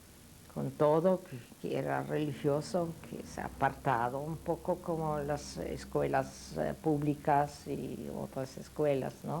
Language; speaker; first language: Spanish; non-native, fluent; Yiddish